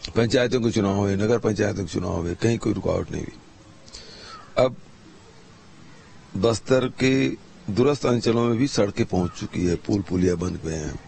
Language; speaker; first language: Hindi; native; Hindi